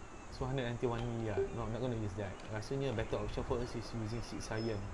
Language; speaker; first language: English; non-native, local second language; Malay